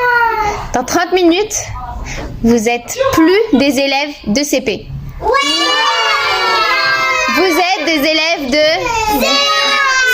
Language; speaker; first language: French; native; French